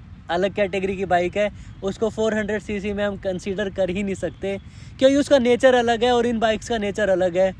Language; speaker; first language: Hindi; native; Hindi